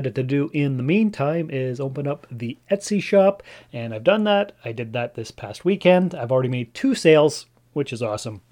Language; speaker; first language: English; early bilingual, other home language; Dutch